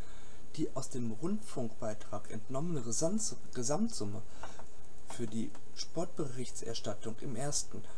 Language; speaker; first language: German; native; German